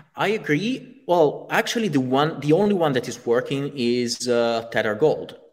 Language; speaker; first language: English; non-native, fluent; Italian